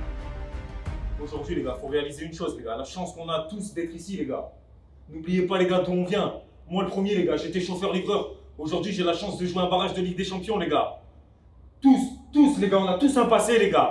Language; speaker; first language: French; native; French